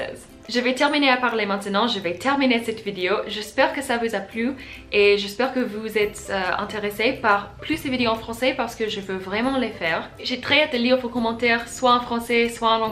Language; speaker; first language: French; non-native, fluent; English